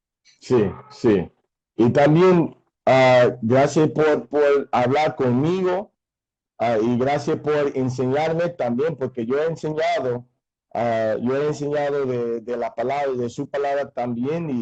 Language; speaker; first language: Spanish; non-native, fluent; English